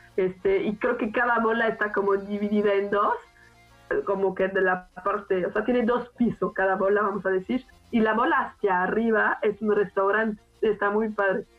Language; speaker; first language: Spanish; non-native, fluent; French